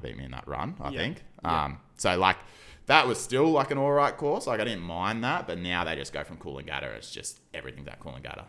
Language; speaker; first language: English; native; English